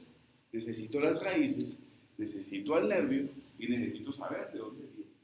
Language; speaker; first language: Spanish; native; Spanish